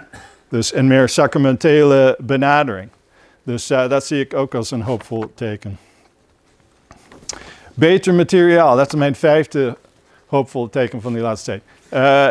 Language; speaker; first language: Dutch; non-native, fluent; English